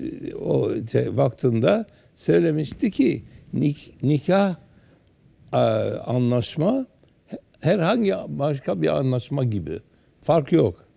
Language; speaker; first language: Turkish; early bilingual, heritage; Turkish